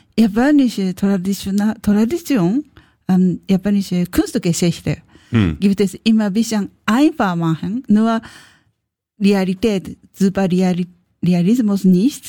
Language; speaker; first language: German; non-native, learner; Japanese